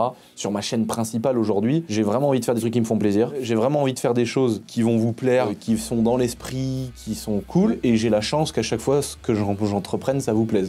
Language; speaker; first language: French; native; French